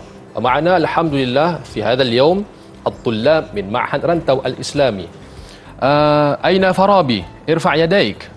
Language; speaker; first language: Arabic; non-native, fluent; Malay